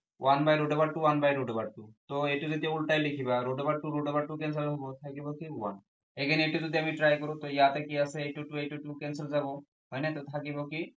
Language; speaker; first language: Assamese; non-native, local second language; Bangla